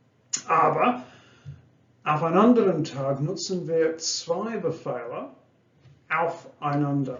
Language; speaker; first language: German; non-native, fluent; English